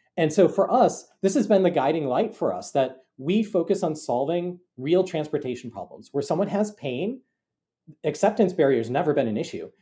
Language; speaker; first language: English; native; English